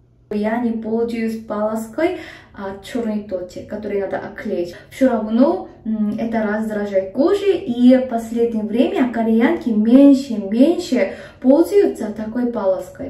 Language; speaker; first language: Russian; non-native, fluent; Korean